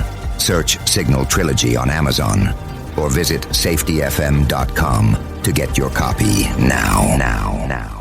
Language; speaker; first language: English; native; English